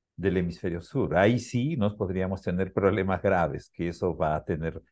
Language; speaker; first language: Spanish; native; Spanish